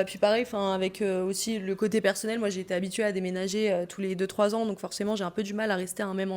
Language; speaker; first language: French; native; French